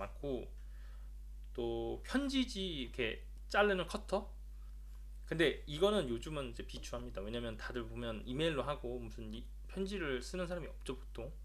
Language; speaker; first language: Korean; native; Korean